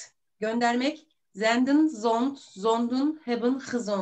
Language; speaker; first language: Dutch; non-native, learner; Turkish